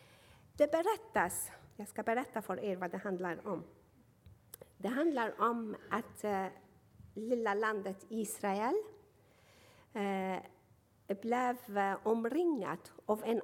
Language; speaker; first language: Swedish; non-native, fluent; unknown